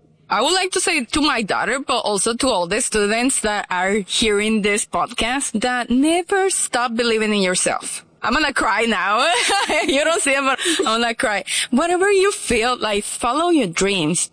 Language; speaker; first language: English; non-native, fluent; Spanish